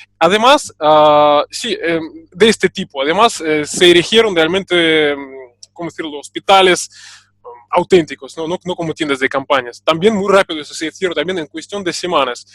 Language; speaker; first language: Spanish; non-native, fluent; Russian